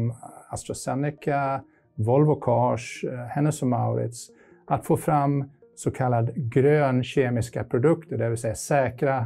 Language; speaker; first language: Swedish; non-native, fluent; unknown